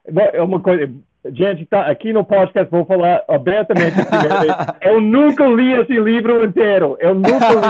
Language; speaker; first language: Portuguese; non-native, fluent; English